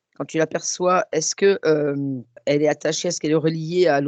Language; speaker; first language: French; native; French